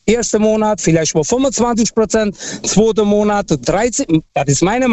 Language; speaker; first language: German; non-native, fluent; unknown